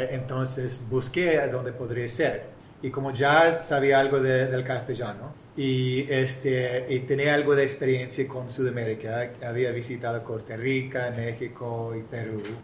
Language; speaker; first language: Spanish; non-native, fluent; English